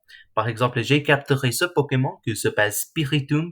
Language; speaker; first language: French; non-native, learner; English